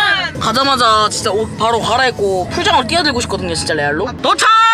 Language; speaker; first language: Korean; native; Korean